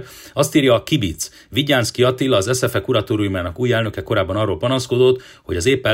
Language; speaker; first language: Hungarian; native; Hungarian